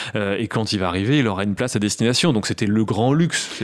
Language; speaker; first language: French; native; French